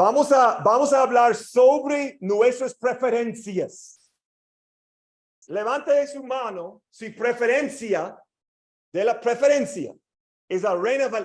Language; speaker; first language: Spanish; non-native, learner; English